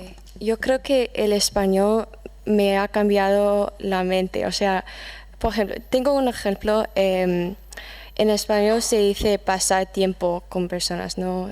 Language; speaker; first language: Spanish; non-native, fluent; English